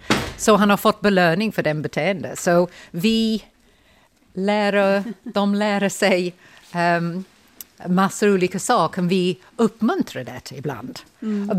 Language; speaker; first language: Swedish; non-native, fluent; English